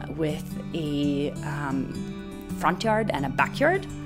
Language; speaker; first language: English; non-native, fluent; Italian